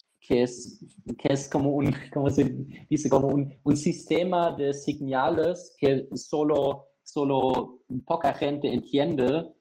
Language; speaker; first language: Spanish; non-native, fluent; German